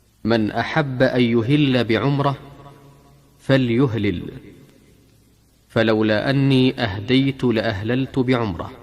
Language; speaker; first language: Arabic; native; Arabic